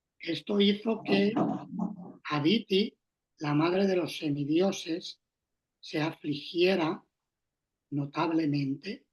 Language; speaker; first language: Spanish; native; Spanish